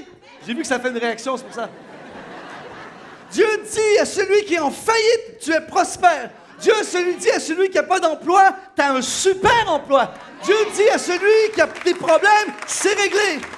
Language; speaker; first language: French; native; French